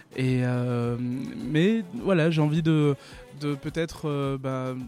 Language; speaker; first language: French; native; French